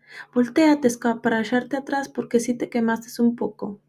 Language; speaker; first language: Spanish; early bilingual, heritage; Spanish